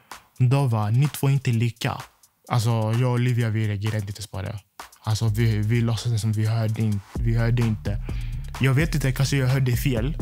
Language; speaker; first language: Swedish; non-native, fluent; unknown